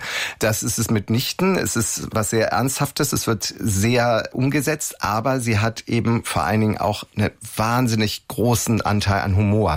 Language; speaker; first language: German; native; German